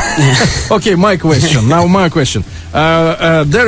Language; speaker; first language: English; non-native, learner; Russian